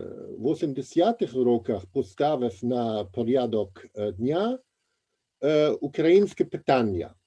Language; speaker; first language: Ukrainian; non-native, fluent; German